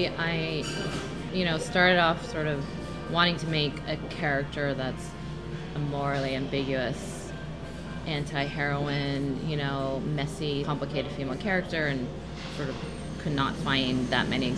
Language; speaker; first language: English; native; English